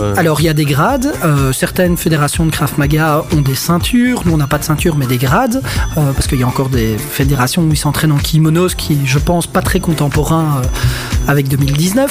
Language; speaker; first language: French; native; French